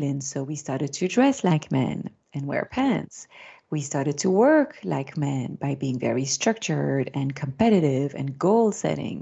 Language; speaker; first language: English; non-native, fluent; French